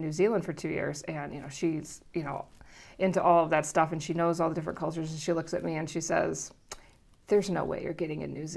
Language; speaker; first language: English; native; English